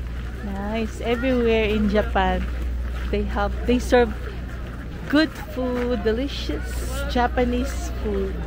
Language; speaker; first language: English; non-native, local second language; Filipino